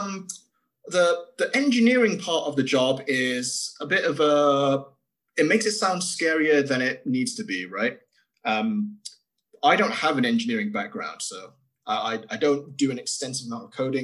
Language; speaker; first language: English; native; English